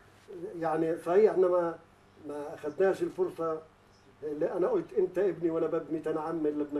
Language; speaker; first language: Arabic; native; Arabic